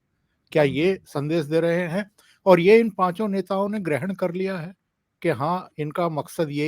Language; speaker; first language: Hindi; native; Hindi